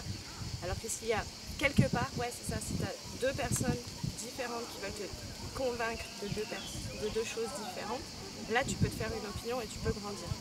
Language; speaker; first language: French; native; French